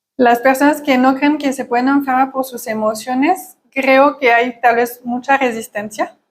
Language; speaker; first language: Spanish; non-native, fluent; French